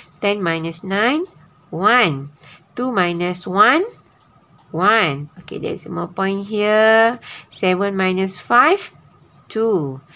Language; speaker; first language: English; non-native, local second language; Malay